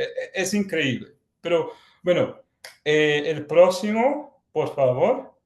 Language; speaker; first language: Spanish; non-native, fluent; Portuguese